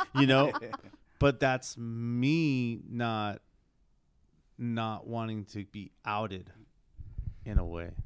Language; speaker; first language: English; early bilingual, other home language; Spanish